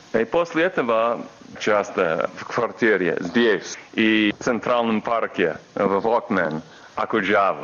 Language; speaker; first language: Russian; non-native, learner; English